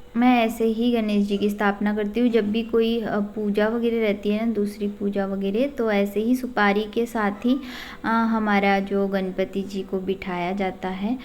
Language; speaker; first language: Hindi; non-native, local second language; Odia